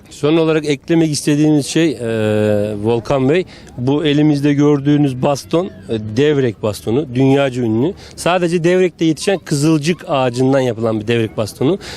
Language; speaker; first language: Turkish; native; Turkish